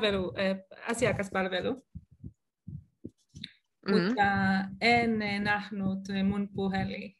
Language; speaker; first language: Finnish; non-native, learner; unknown